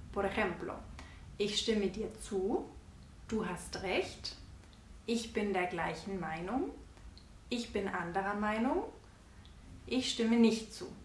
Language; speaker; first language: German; non-native, fluent; Spanish